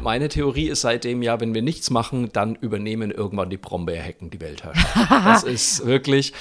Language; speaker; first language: German; native; German